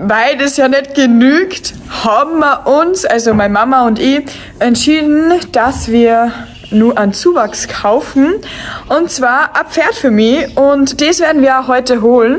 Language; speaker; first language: German; native; German